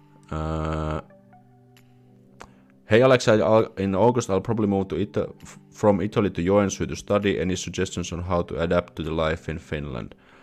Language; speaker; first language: English; non-native, fluent; Finnish